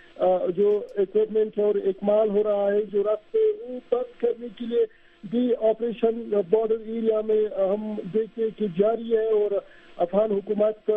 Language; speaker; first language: Hindi; non-native, fluent; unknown